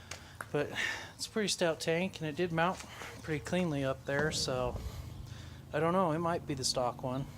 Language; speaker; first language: English; native; English